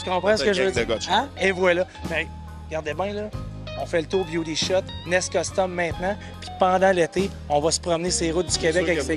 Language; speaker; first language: French; native; French